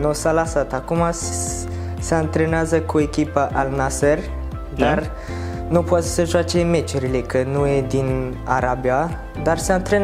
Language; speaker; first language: Romanian; non-native, learner; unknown